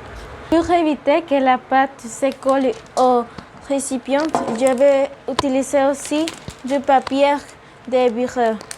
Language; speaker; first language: French; non-native, learner; Spanish